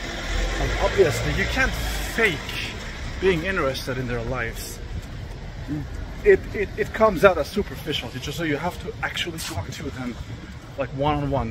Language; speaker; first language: English; non-native, fluent; Persian